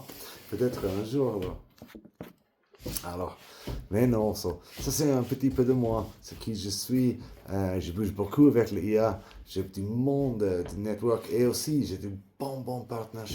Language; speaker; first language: French; non-native, learner; English